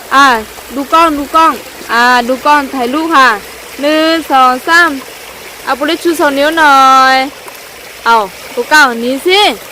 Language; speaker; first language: Thai; non-native, local second language; Akha